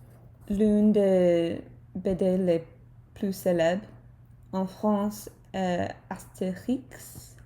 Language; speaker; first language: French; non-native, learner; English